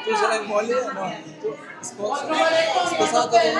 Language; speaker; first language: Italian; non-native, learner; Bangla